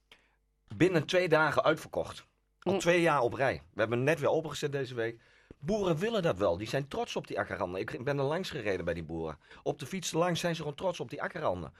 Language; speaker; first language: Dutch; native; Dutch